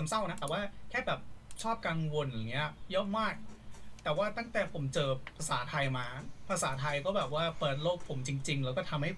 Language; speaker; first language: Thai; non-native, fluent; English